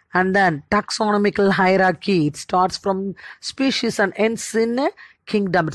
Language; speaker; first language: English; non-native, local second language; Tamil